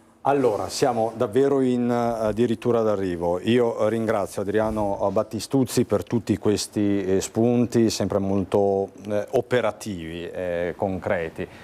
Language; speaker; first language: Italian; native; Italian